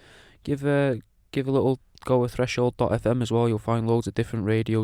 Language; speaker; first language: English; native; English